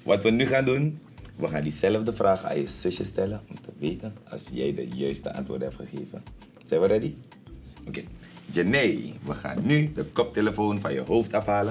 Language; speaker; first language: Dutch; native; Dutch